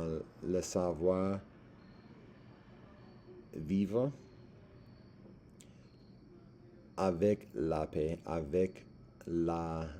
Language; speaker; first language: French; non-native, learner; English